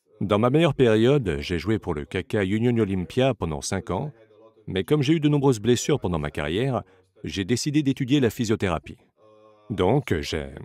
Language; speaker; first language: French; non-native, fluent; Slovenian